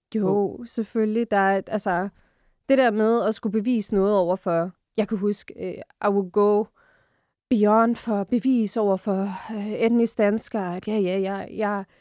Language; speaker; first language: Danish; early bilingual, other home language; Arabic